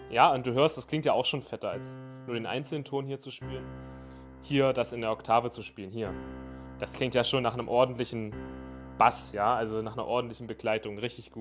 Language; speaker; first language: German; native; German